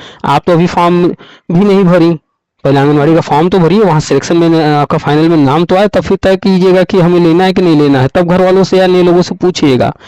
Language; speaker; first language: Hindi; native; Hindi